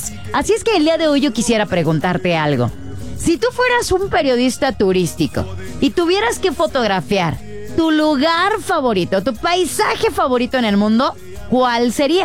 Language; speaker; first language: Spanish; native; Spanish